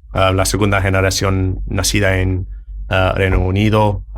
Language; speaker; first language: Spanish; non-native, learner; English